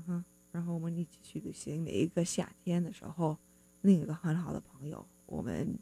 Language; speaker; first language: Chinese; non-native, fluent; English